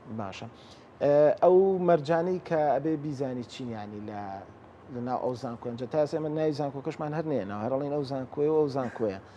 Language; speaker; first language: Central Kurdish; native; Central Kurdish